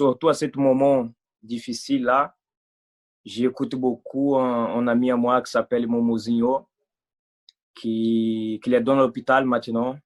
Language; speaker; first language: French; non-native, fluent; Portuguese